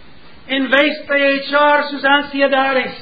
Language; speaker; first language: Spanish; non-native, learner; English